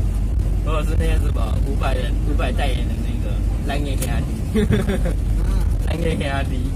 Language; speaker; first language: Chinese; native; Chinese